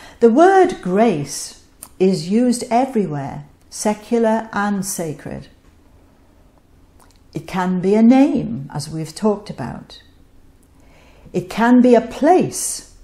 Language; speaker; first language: English; native; English